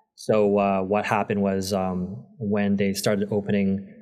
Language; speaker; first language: English; native; English